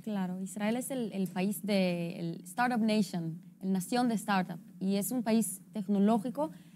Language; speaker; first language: Spanish; non-native, fluent; Hebrew